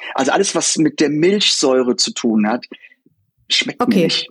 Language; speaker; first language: German; native; German